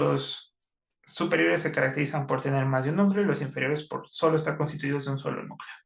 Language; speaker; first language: Spanish; native; Spanish